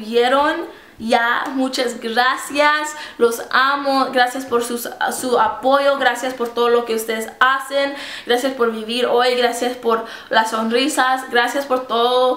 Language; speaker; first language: Spanish; early bilingual, heritage; Spanish